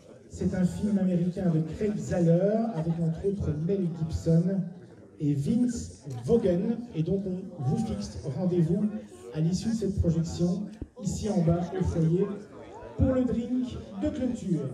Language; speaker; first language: French; native; French